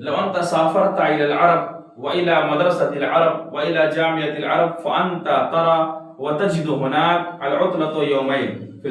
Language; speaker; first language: Arabic; non-native, fluent; Urdu